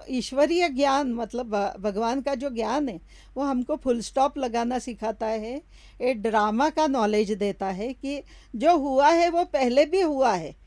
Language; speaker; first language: Hindi; non-native, local second language; Marathi